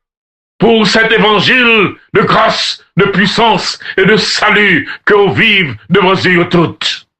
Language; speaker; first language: French; non-native, local second language; Haitian Creole